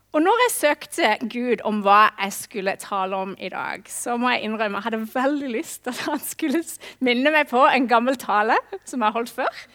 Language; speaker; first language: Norwegian; non-native, fluent; English